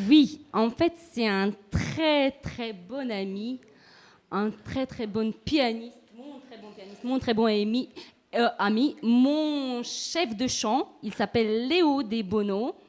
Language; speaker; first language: French; non-native, fluent; Romanian